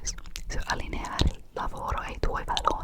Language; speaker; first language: Italian; non-native, fluent; English